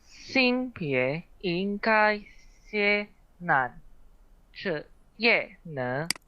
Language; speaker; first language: Chinese; non-native, learner; Indonesian